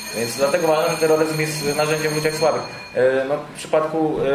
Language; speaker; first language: Polish; native; Polish